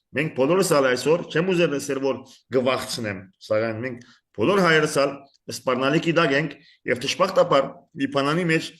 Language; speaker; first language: Armenian; early bilingual, heritage; Armenian